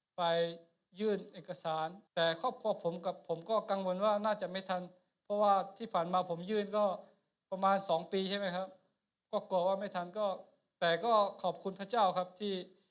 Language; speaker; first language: Thai; non-native, local second language; Akha